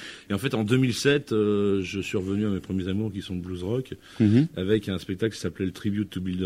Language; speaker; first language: French; native; French